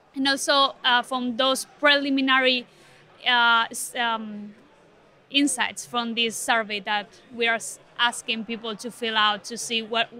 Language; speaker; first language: English; non-native, fluent; Spanish